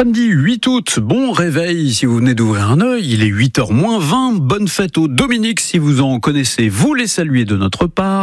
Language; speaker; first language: French; native; French